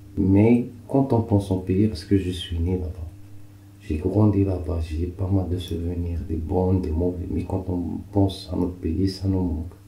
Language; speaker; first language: French; non-native, local second language; Arabic